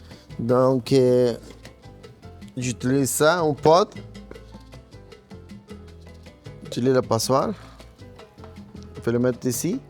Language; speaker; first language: French; non-native, fluent; Spanish